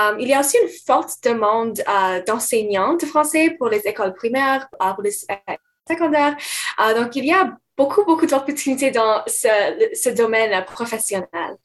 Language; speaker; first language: French; non-native, fluent; English